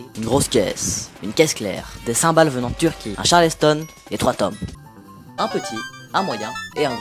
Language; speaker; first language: French; native; French